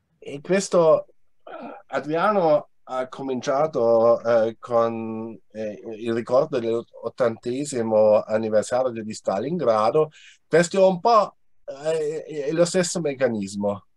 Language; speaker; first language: Italian; non-native, fluent; German